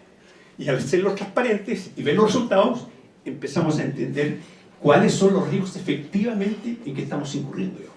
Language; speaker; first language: Spanish; native; Spanish